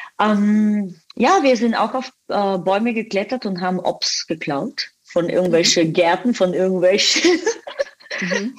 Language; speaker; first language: German; non-native, fluent; Bulgarian